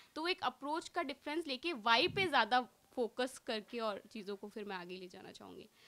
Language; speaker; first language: Hindi; native; Hindi